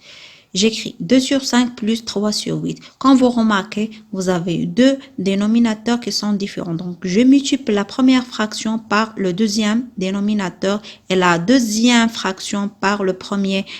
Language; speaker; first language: French; non-native, local second language; Arabic